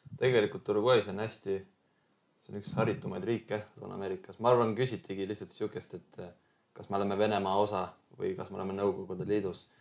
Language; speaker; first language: Estonian; native; Estonian